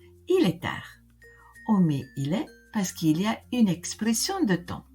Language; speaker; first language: French; non-native, fluent; Italian